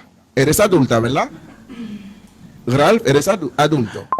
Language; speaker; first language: Spanish; non-native, learner; Haitian Creole